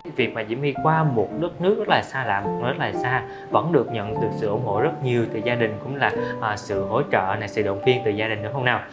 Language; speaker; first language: Vietnamese; native; Vietnamese